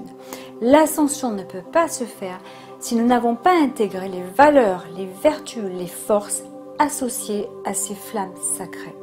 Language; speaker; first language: French; native; French